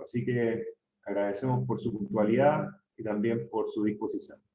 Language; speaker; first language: Spanish; native; Spanish